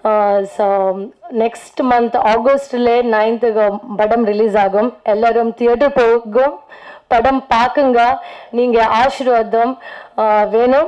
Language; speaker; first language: Tamil; non-native, learner; Kannada